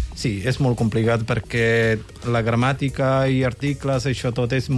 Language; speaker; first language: Catalan; non-native, fluent; Punjabi